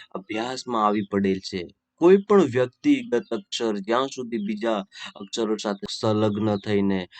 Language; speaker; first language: Gujarati; non-native, local second language; Rathawi